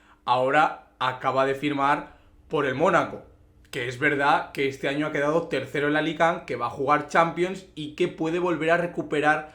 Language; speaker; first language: Spanish; native; Spanish